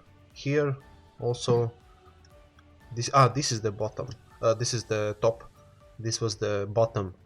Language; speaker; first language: English; non-native, learner; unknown